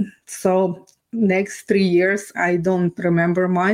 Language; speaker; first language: English; non-native, fluent; Ukrainian